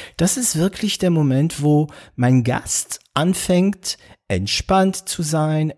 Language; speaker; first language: German; non-native, fluent; French